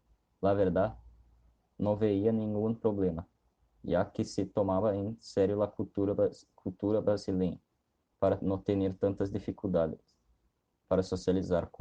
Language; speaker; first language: Spanish; non-native, learner; Portuguese